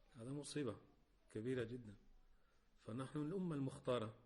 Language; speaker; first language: Arabic; non-native, fluent; Spanish